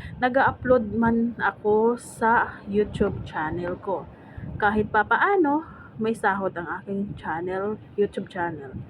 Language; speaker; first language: Filipino; non-native, local second language; Hiligaynon